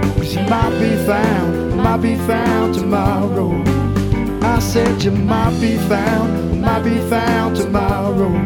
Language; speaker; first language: English; native; English